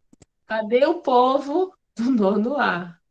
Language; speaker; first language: Portuguese; native; Portuguese